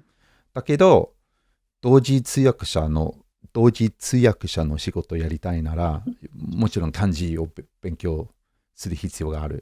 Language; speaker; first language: Japanese; non-native, fluent; English